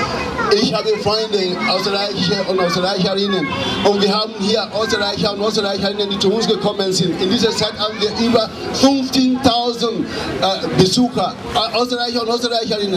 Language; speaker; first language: German; non-native, fluent; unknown